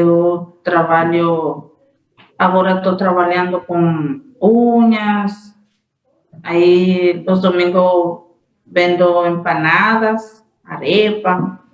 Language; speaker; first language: Portuguese; non-native, learner; Spanish